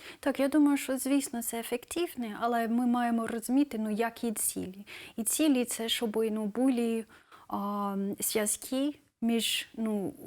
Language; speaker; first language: Ukrainian; non-native, fluent; English